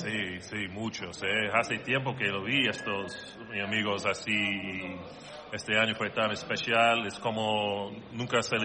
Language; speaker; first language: Spanish; non-native, learner; English